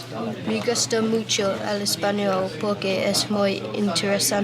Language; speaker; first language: Spanish; non-native, learner; English